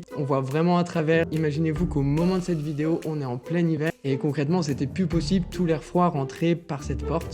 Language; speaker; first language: French; native; French